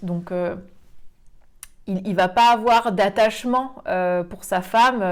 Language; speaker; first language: French; native; French